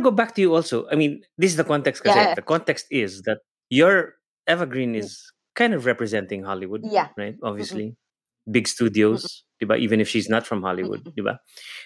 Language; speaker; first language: English; non-native, local second language; Cebuano